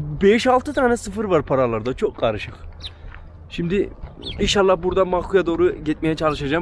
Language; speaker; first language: Turkish; native; Turkish